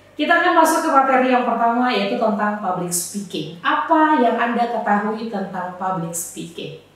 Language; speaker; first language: Indonesian; native; Indonesian